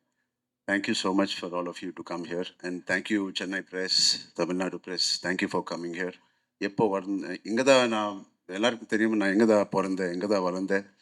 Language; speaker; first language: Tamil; non-native, learner; Telugu